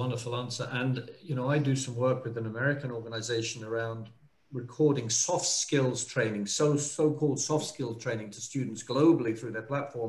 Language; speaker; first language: English; native; English